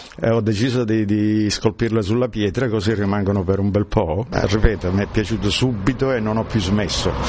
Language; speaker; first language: Italian; native; Italian